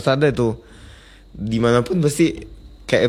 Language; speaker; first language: Indonesian; native; Indonesian